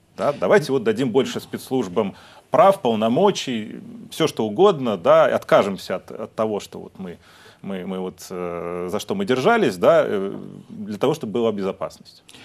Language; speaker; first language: Russian; native; Russian